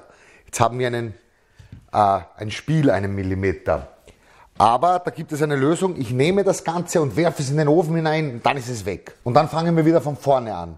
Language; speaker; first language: German; native; German